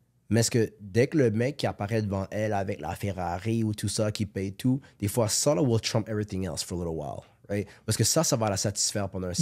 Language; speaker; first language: French; native; French